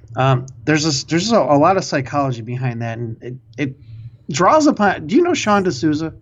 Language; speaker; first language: English; native; English